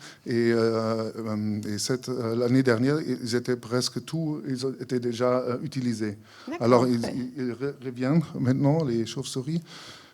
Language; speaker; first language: French; non-native, fluent; German